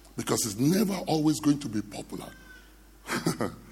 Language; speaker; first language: English; non-native, local second language; Yoruba